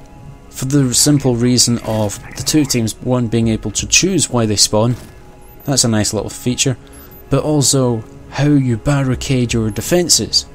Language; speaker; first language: English; native; English